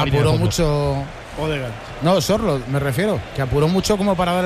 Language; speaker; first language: Spanish; native; Spanish